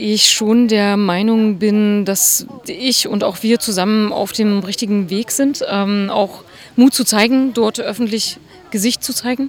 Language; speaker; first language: German; native; German